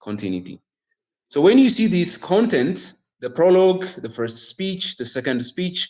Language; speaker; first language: English; non-native, local second language; Amharic